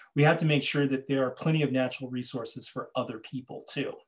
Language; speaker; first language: English; native; English